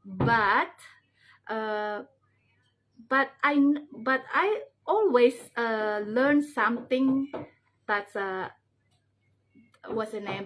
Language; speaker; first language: English; non-native, learner; Indonesian